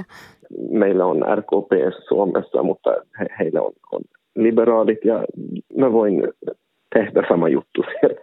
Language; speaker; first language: Finnish; non-native, local second language; Swedish